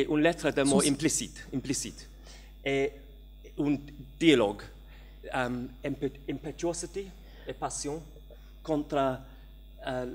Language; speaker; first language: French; non-native, learner; English